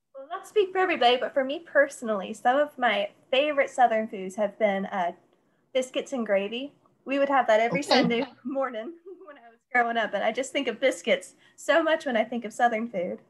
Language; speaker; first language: English; native; English